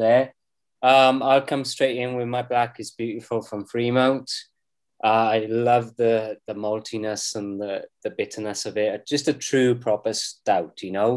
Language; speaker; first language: English; native; English